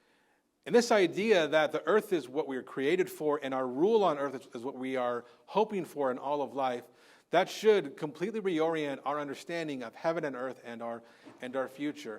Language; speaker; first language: English; native; English